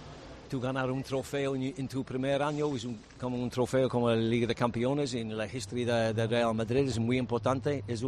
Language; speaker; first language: Spanish; non-native, learner; English